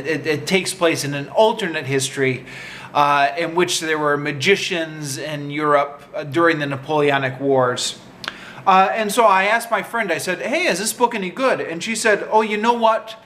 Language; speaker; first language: English; native; English